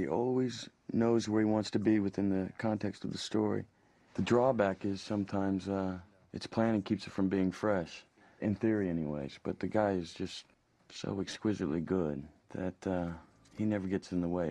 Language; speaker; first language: English; native; English